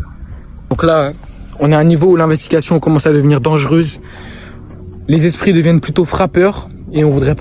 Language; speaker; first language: French; native; French